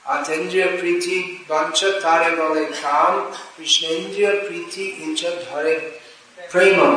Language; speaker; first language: Bangla; non-native, fluent; English